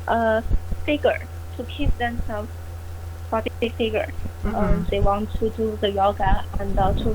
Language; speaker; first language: English; non-native, learner; Chinese